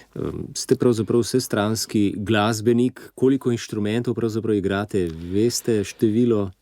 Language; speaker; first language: Slovenian; native; Slovenian